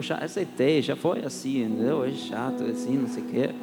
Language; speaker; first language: Portuguese; non-native, fluent; German